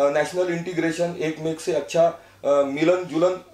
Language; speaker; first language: Hindi; non-native, local second language; Marathi